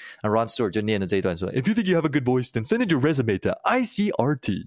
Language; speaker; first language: English; early bilingual, other home language; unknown